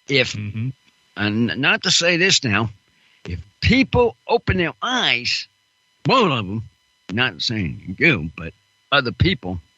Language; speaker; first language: English; non-native, fluent; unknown